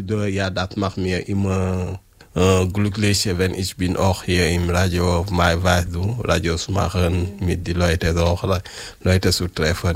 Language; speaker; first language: German; non-native, learner; French